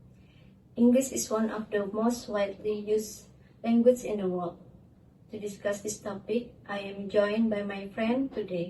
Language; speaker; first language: English; non-native, learner; Indonesian